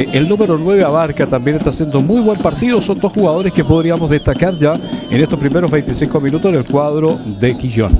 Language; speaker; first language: Spanish; native; Spanish